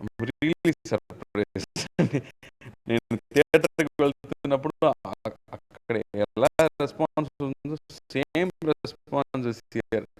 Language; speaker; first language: Telugu; non-native, learner; Tamil